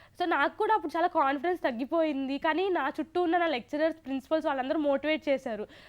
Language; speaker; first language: Telugu; native; Telugu